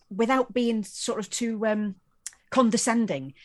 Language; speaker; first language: English; native; English